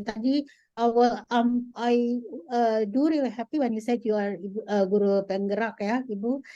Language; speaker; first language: English; non-native, fluent; Indonesian